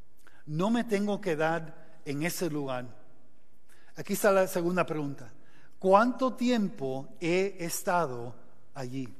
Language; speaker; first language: Spanish; non-native, fluent; English